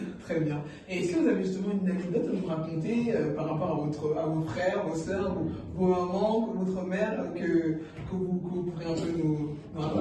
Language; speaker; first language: French; native; French